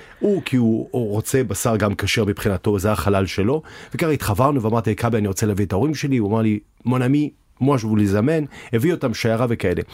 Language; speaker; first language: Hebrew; native; Hebrew